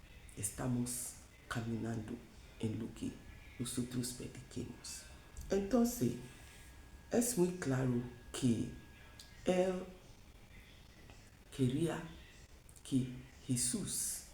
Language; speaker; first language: Spanish; non-native, fluent; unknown